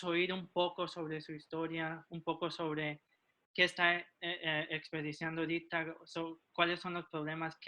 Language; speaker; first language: Spanish; early bilingual, heritage; Spanish